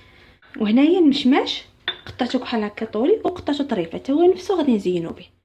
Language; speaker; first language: Arabic; native; Arabic